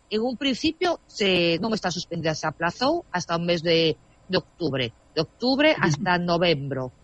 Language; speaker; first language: Spanish; non-native, local second language; Galician